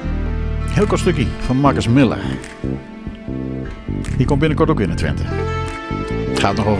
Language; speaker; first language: Dutch; native; Dutch